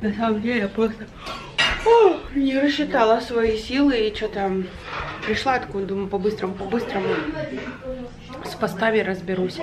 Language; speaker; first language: Russian; native; Russian